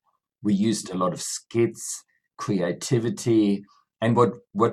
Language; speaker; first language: English; non-native, fluent; German